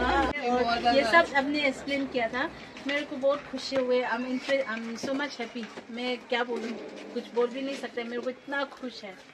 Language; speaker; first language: Hindi; non-native, local second language; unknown